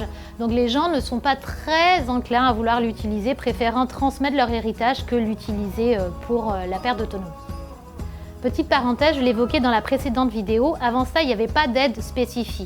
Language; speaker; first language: French; native; French